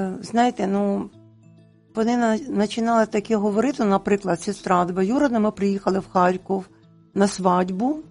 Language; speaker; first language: Ukrainian; non-native, local second language; Russian